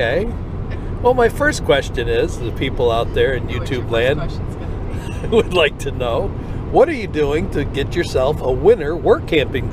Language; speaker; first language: English; native; English